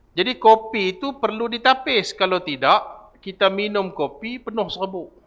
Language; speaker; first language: Malay; native; Malay